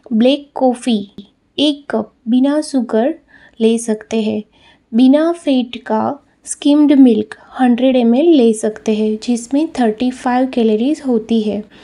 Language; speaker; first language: Hindi; non-native, local second language; Gujarati